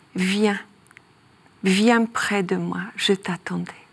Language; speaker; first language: French; non-native, fluent; Polish